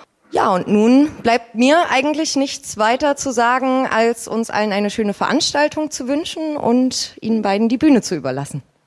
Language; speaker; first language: German; native; German